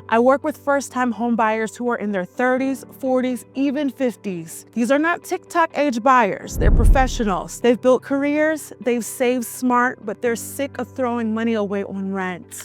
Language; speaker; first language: English; native; English